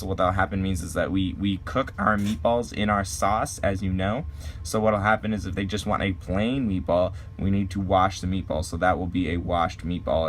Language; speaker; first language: English; native; English